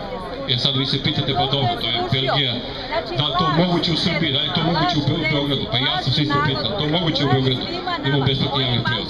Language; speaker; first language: Serbian; native; Serbian